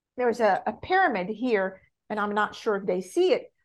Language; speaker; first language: English; non-native, fluent; Arabic